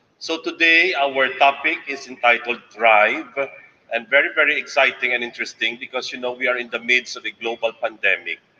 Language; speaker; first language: English; non-native, local second language; Cebuano